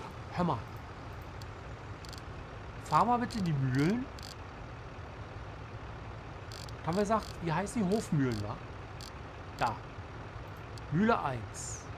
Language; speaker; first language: German; native; German